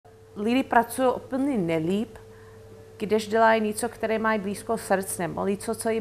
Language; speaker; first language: Czech; non-native, fluent; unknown